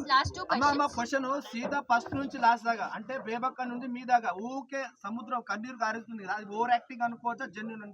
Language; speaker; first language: Telugu; native; Telugu